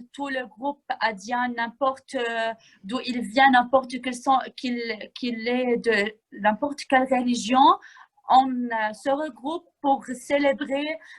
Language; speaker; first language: French; non-native, fluent; Arabic